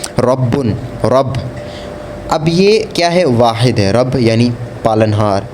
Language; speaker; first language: Urdu; native; Urdu